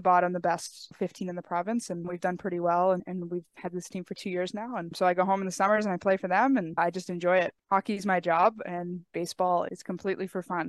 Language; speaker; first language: English; native; English